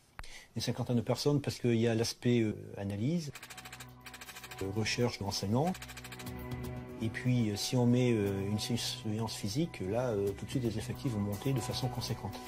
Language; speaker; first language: French; native; French